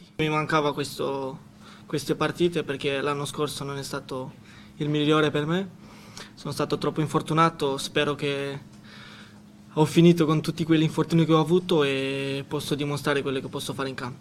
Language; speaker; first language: Italian; non-native, learner; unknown